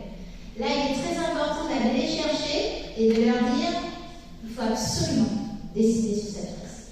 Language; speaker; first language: French; native; French